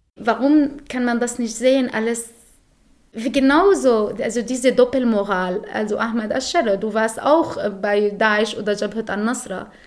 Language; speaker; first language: German; non-native, fluent; Arabic